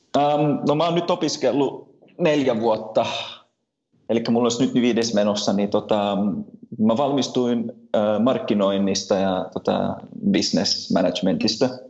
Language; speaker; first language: Finnish; early bilingual, heritage; Finnish